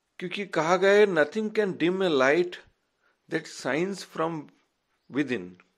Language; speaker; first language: Hindi; native; Hindi